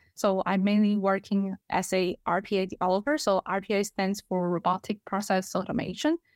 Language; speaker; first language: English; non-native, fluent; Chinese